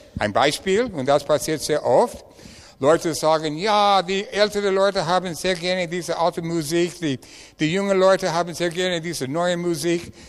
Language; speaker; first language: German; non-native, learner; English